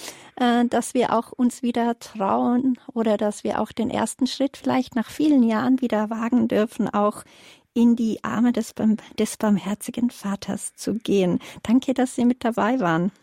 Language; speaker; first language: German; native; German